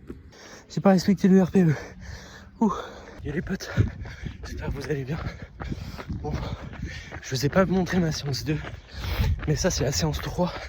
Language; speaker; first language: French; native; French